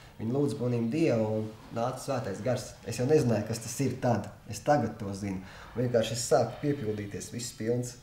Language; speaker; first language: Latvian; non-native, local second language; Russian